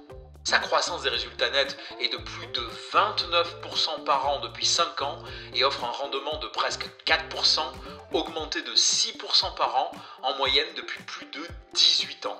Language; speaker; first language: French; native; French